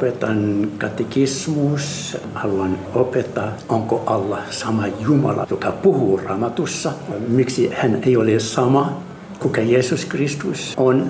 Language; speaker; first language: Finnish; non-native, learner; Arabic